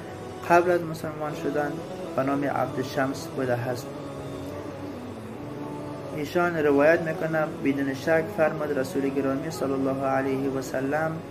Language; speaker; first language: Persian; native; Persian